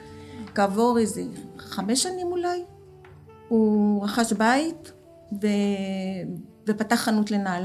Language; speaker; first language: Hebrew; early bilingual, other home language; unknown